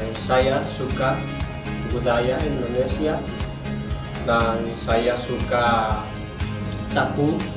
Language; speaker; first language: Indonesian; non-native, learner; Spanish